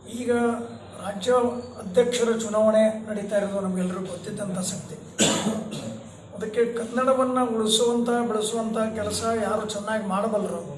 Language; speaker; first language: Kannada; native; Kannada